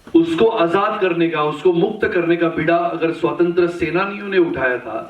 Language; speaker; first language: Hindi; non-native, local second language; Marathi